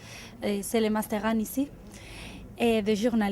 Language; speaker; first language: French; non-native, learner; Spanish